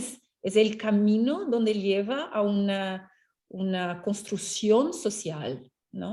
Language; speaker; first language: Spanish; non-native, fluent; Portuguese